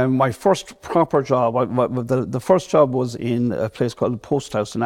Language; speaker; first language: English; native; English